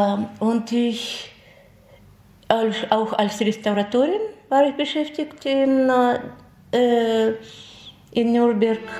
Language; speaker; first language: German; non-native, fluent; Russian